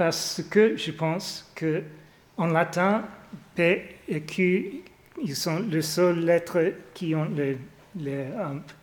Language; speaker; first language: French; non-native, fluent; English